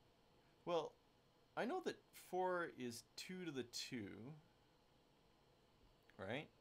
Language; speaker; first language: English; native; English